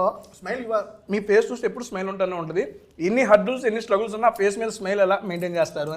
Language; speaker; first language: Telugu; native; Telugu